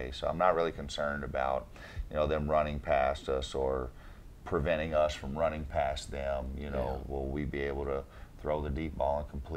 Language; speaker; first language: English; native; English